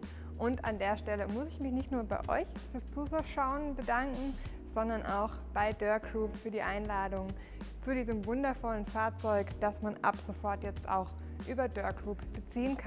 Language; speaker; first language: German; native; German